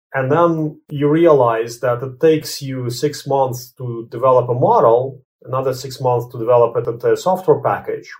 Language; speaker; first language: English; non-native, fluent; Latvian